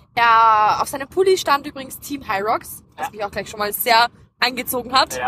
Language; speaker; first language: German; early bilingual, other home language; Dutch